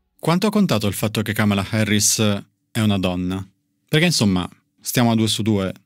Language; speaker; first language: Italian; native; Italian